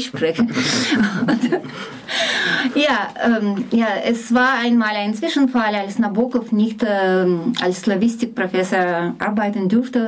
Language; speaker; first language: German; non-native, fluent; Russian